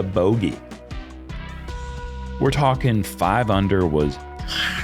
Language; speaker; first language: English; native; English